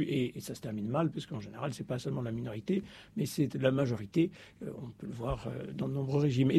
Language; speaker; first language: French; native; French